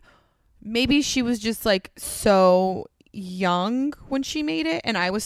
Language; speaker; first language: English; native; English